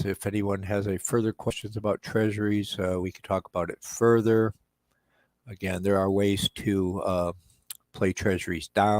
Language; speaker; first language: English; native; English